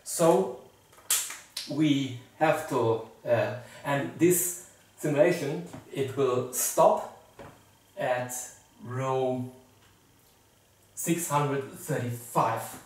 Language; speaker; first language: English; non-native, fluent; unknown